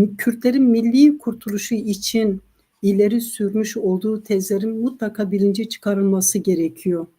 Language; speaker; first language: Turkish; non-native, local second language; Kurdish